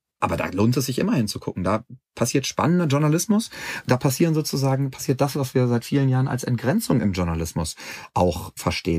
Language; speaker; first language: German; native; German